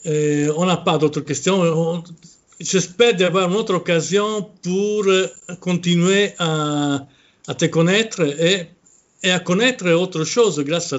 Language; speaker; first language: French; non-native, fluent; Italian